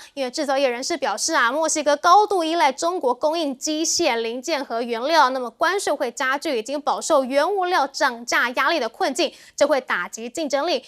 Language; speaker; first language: Chinese; native; Chinese